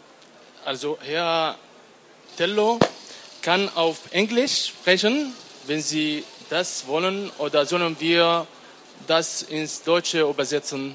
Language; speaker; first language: German; non-native, learner; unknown